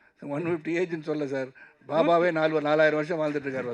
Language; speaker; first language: Tamil; native; Tamil